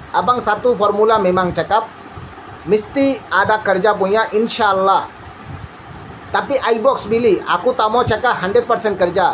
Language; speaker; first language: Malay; non-native, learner; Bangla